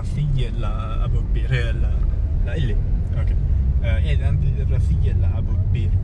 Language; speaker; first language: Arabic; non-native, learner; English